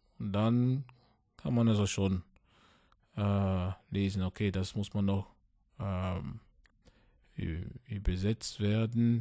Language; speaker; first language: German; non-native, fluent; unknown